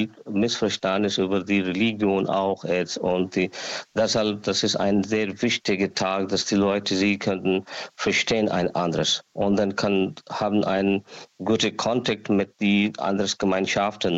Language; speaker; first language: German; non-native, learner; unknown